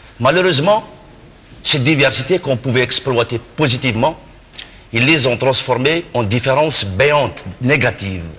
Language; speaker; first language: French; non-native, local second language; Kabyle